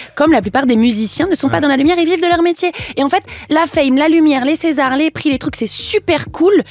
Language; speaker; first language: French; native; French